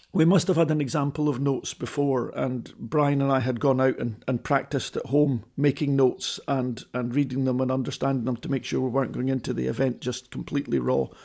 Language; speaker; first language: English; native; English